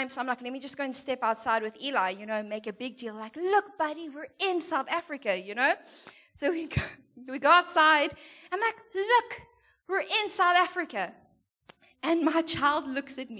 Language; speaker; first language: English; native; English